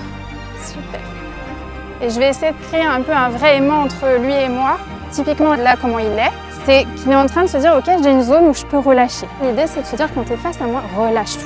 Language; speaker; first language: French; native; French